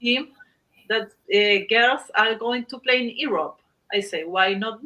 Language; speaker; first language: English; non-native, learner; Spanish